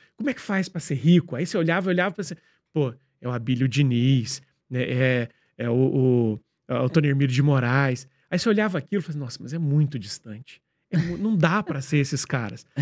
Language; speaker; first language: Portuguese; native; Portuguese